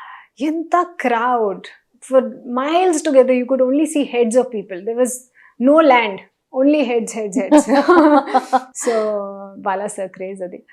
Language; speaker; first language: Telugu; non-native, learner; Hindi